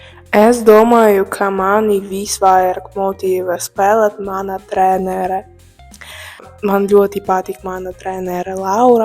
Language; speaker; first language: Latvian; non-native, local second language; Russian